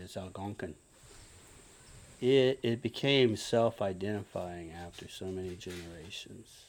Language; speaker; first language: English; native; English